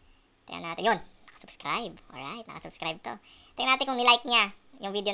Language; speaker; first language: Filipino; native; Filipino